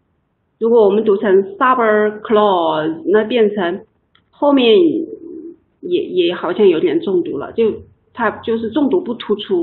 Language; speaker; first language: Chinese; native; Chinese